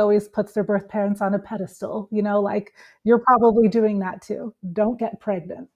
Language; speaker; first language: English; native; English